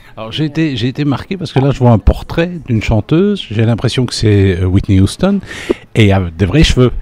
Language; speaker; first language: French; native; French